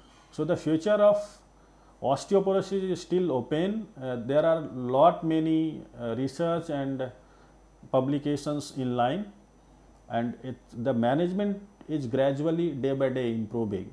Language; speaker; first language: English; non-native, local second language; Bangla